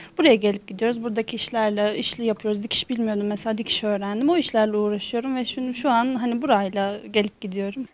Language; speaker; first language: Turkish; native; Turkish